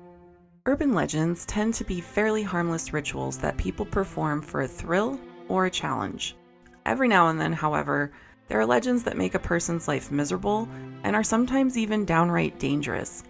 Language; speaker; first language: English; native; English